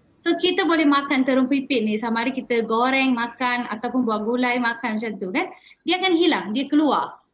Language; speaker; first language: Malay; non-native, local second language; Tamil